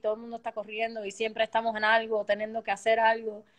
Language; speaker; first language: Spanish; early bilingual, heritage; Spanish